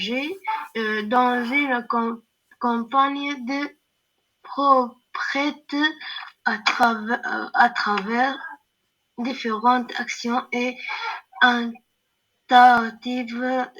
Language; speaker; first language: French; non-native, learner; Arabic